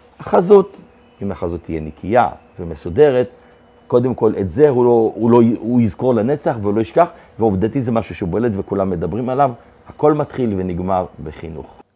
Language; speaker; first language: Hebrew; non-native, local second language; Adyghe